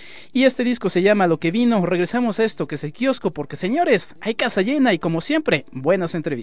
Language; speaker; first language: Spanish; native; Spanish